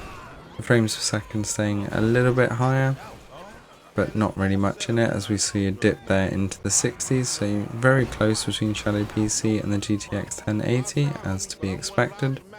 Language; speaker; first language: English; native; English